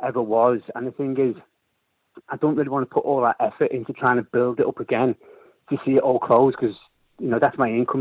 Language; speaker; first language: English; native; English